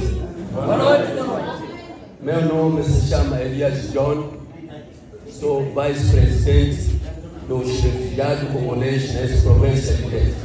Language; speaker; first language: Portuguese; non-native, learner; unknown